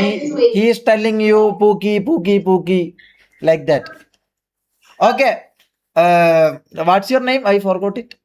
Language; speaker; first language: English; non-native, learner; Malayalam